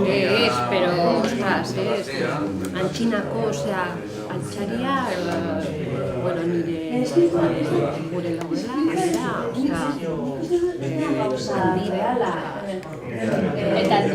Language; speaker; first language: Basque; non-native, local second language; Spanish